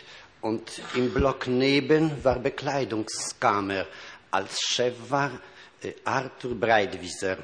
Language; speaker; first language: German; non-native, fluent; Polish